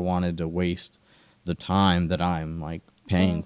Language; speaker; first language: English; native; English